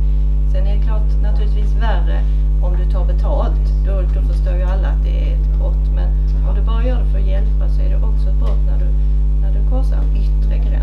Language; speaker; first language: Swedish; native; Swedish